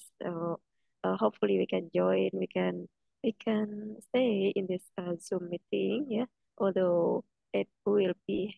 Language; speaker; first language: English; non-native, fluent; Indonesian